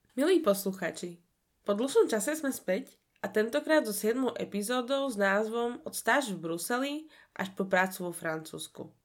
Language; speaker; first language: Slovak; native; Slovak